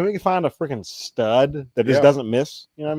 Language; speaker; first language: English; native; English